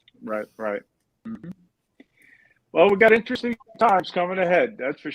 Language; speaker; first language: English; native; English